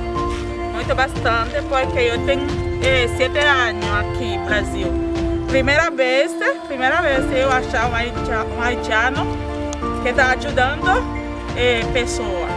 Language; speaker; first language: Portuguese; non-native, learner; Haitian Creole